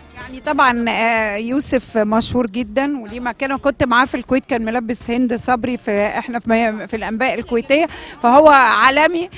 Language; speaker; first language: Arabic; native; Arabic